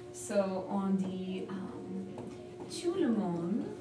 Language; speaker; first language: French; non-native, fluent; English